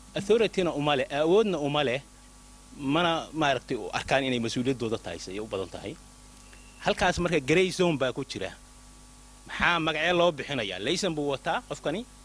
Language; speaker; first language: Somali; native; Somali